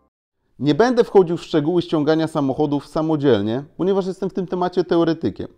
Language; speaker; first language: Polish; native; Polish